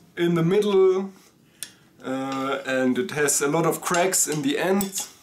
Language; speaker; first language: English; non-native, fluent; German